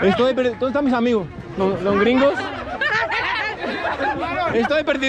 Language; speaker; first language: Spanish; non-native, learner; Greek